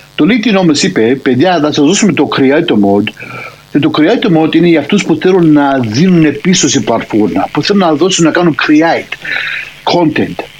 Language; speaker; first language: Greek; early bilingual, heritage; Greek